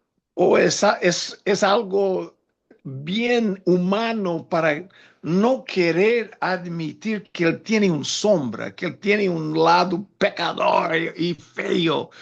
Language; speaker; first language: Spanish; non-native, fluent; English